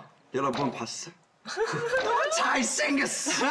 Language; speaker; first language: Korean; non-native, learner; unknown